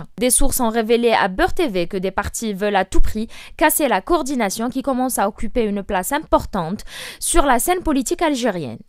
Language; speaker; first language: French; non-native, local second language; Arabic